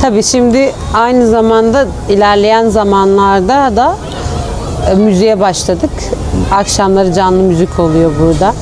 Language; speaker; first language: Turkish; early bilingual, heritage; Turkish